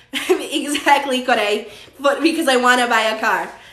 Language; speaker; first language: English; early bilingual, other home language; Spanish